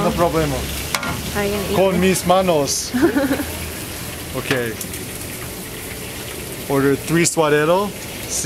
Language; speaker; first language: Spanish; non-native, learner; English